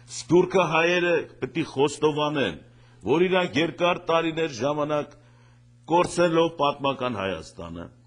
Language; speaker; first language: Armenian; native; Armenian